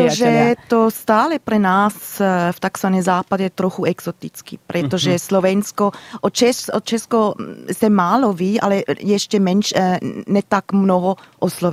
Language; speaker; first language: Slovak; non-native, fluent; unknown